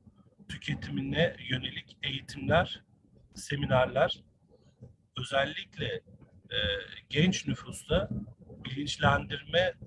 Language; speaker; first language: Turkish; native; Turkish